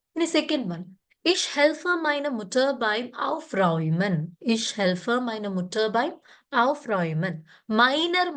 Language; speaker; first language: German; non-native, fluent; Malayalam